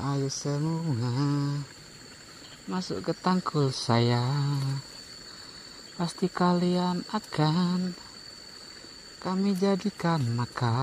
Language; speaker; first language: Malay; non-native, local second language; Javanese